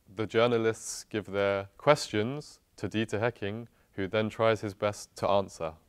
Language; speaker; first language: German; non-native, fluent; English